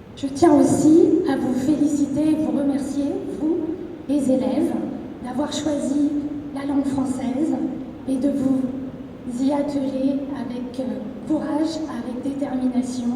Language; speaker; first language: French; native; French